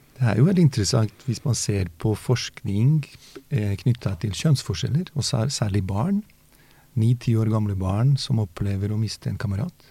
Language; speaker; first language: Norwegian; early bilingual, other home language; Bosnian